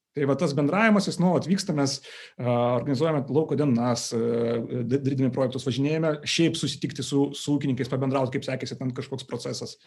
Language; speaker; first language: Lithuanian; non-native, local second language; Russian